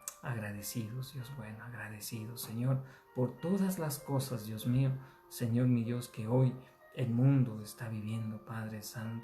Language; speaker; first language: Spanish; native; Spanish